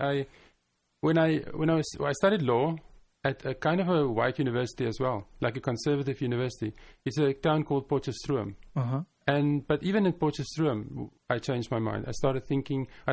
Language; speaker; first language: English; non-native, local second language; Afrikaans